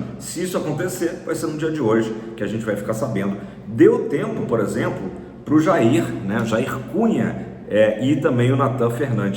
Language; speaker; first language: Portuguese; native; Portuguese